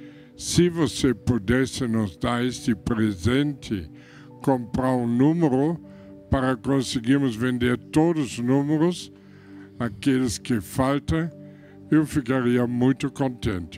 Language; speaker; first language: Portuguese; non-native, fluent; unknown